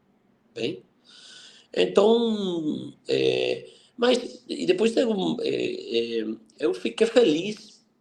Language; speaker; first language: Portuguese; non-native, fluent; Spanish